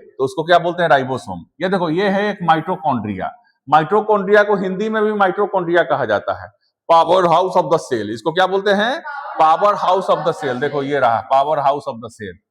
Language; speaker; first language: Hindi; native; Hindi